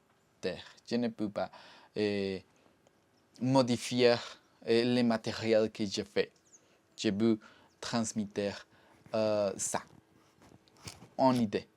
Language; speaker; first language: French; non-native, learner; Spanish